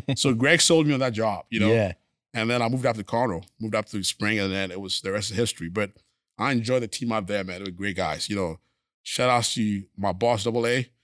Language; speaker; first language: English; non-native, local second language; Akan